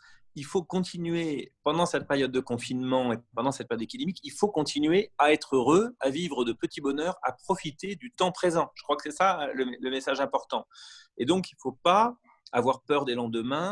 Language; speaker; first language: French; native; French